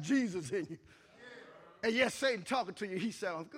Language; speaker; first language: English; native; English